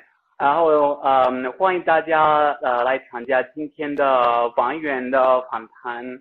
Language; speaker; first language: Chinese; non-native, fluent; Italian